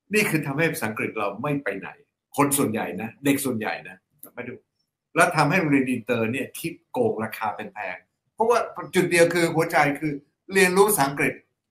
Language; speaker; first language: Thai; native; Thai